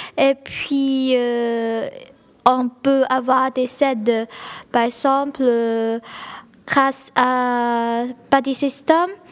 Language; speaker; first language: French; non-native, learner; Chinese